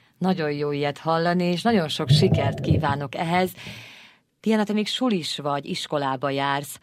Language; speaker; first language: Hungarian; native; Hungarian